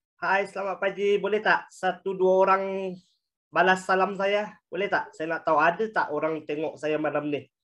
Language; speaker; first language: Malay; native; Malay